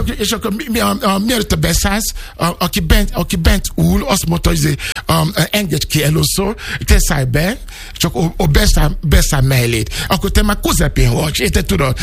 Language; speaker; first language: Hungarian; non-native, learner; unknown